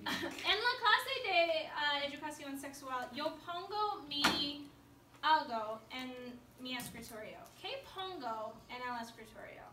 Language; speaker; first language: Spanish; non-native, learner; English